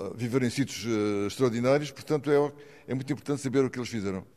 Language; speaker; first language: Portuguese; native; Portuguese